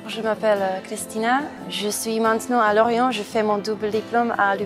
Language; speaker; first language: French; non-native, fluent; Czech